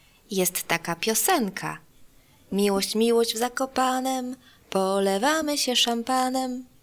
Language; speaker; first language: Polish; non-native, learner; German